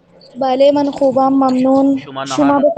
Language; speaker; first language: Persian; non-native, learner; Urdu